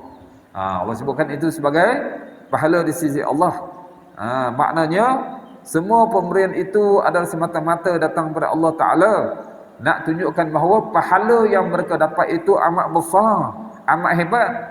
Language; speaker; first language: Malay; native; Malay